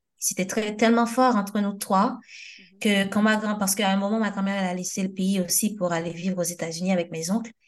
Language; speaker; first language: French; non-native, local second language; Haitian Creole